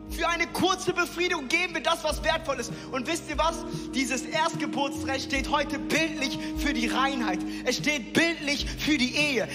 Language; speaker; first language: German; native; German